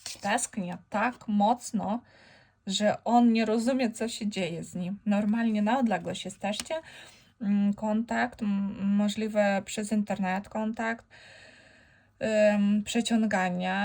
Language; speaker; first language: Polish; non-native, fluent; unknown